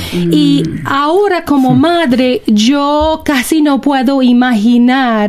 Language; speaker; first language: Spanish; non-native, fluent; English